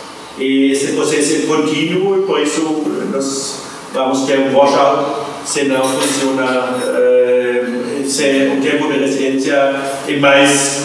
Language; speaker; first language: Portuguese; non-native, fluent; German